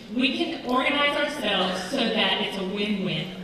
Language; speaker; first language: English; native; English